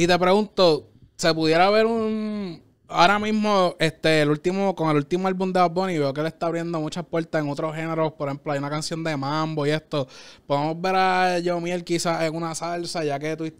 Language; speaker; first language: Spanish; native; Spanish